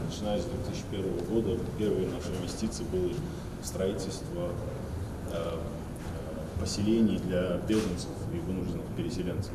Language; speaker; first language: Russian; non-native, local second language; Azerbaijani